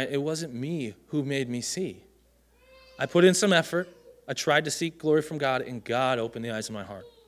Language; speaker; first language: English; native; English